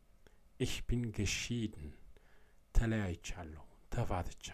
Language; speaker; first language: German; non-native, fluent; Amharic